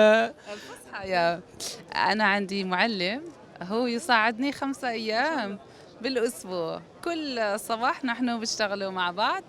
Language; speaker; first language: Arabic; non-native, learner; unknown